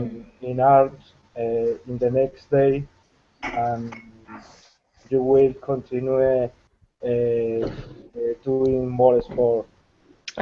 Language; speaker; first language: English; non-native, learner; Spanish